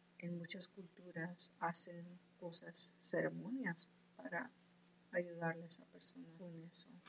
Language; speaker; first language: Spanish; early bilingual, heritage; Spanish